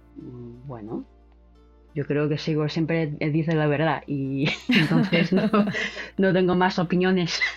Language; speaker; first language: Spanish; non-native, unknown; Chinese